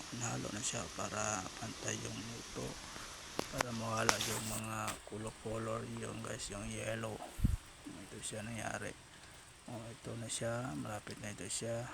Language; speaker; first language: Filipino; non-native, local second language; Cebuano